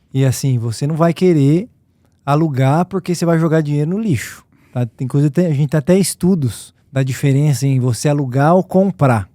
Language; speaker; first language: Portuguese; native; Portuguese